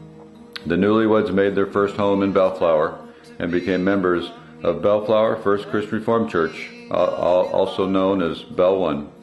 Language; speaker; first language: English; native; English